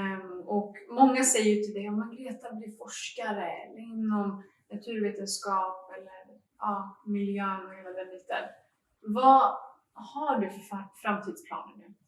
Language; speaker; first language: Swedish; native; Swedish